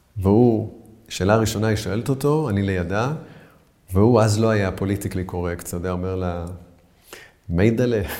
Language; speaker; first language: Hebrew; native; Hebrew